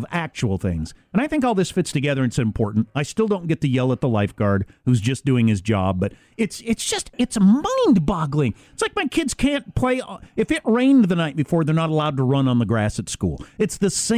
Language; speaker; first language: English; native; English